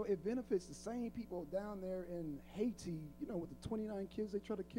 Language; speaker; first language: English; native; English